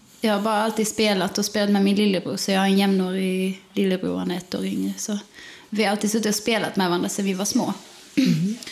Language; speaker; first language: Swedish; native; Swedish